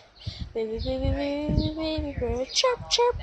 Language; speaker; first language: English; native; English